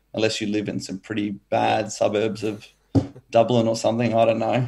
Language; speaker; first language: English; native; English